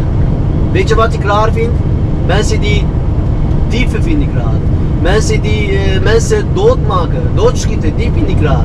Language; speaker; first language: Dutch; non-native, fluent; Turkish